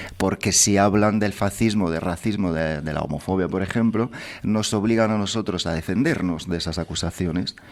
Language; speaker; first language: Spanish; non-native, fluent; Italian